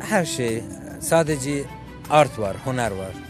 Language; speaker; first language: Turkish; non-native, fluent; Persian